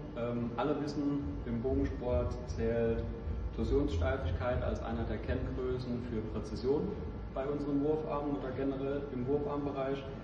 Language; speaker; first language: German; native; German